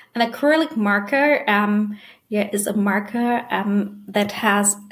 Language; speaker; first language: English; non-native, fluent; German